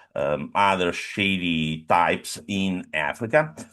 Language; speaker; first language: English; non-native, fluent; Italian